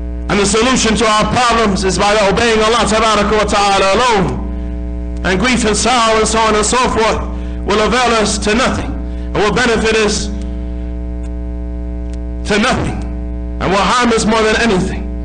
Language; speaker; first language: English; native; English